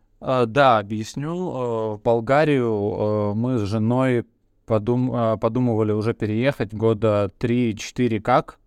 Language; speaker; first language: Russian; early bilingual, other home language; Bulgarian